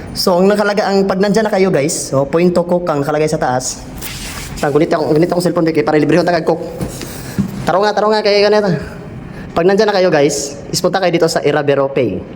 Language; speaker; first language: Filipino; non-native, local second language; Cebuano